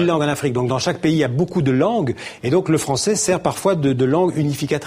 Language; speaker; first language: French; native; French